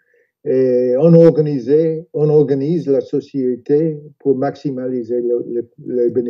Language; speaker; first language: French; non-native, fluent; English